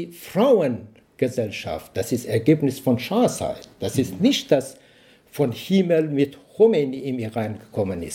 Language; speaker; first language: German; non-native, learner; Persian